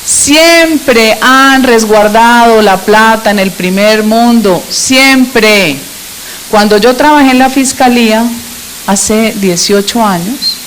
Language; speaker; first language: Spanish; native; Spanish